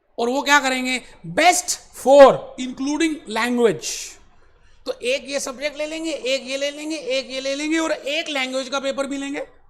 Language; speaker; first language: Hindi; native; Hindi